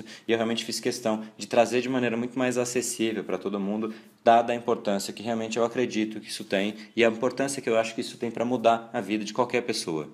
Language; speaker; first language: Portuguese; native; Portuguese